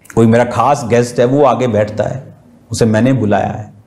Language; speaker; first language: Hindi; native; Hindi